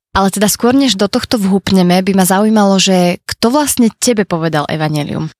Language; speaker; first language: Slovak; native; Slovak